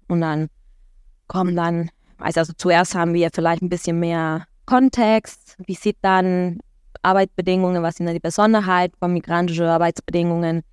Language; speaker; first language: German; non-native, fluent; Spanish